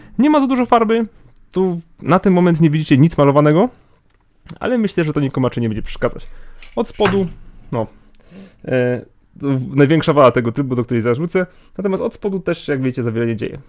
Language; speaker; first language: Polish; native; Polish